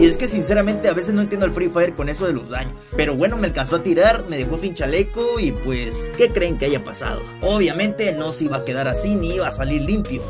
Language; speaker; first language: Spanish; native; Spanish